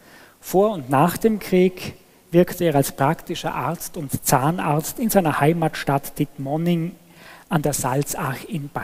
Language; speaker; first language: German; native; German